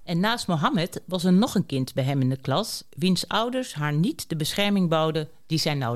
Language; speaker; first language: Dutch; native; Dutch